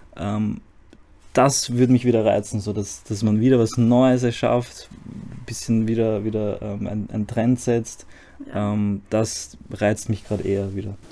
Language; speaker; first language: German; early bilingual, other home language; Croatian